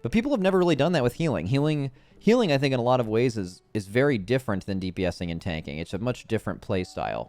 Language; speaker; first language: English; native; English